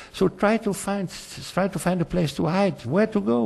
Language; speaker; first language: English; non-native, fluent; Dutch